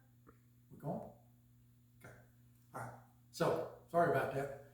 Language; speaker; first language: English; native; English